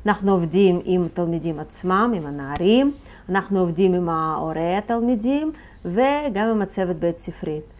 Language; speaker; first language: Hebrew; non-native, fluent; Russian